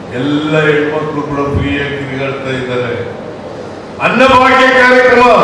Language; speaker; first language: Kannada; native; Kannada